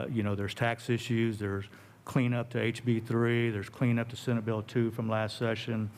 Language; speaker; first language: English; native; English